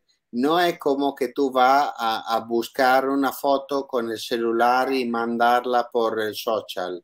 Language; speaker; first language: Spanish; non-native, learner; Italian